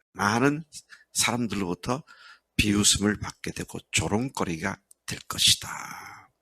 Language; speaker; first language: Korean; native; Korean